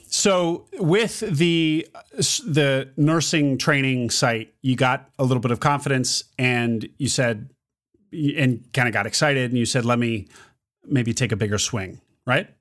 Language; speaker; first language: English; native; English